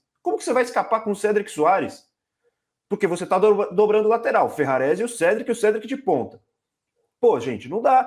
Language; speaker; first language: Portuguese; native; Portuguese